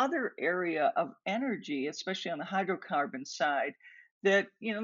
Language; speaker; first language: English; native; English